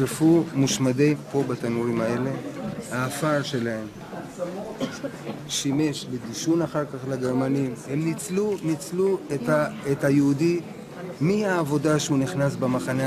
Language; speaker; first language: Hebrew; native; Hebrew